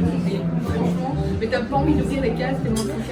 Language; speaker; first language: French; native; French